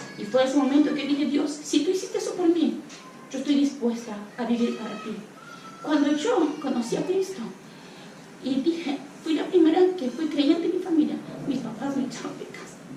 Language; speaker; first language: Spanish; non-native, local second language; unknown